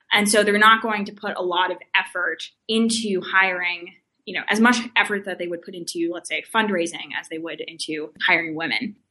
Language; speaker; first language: English; native; English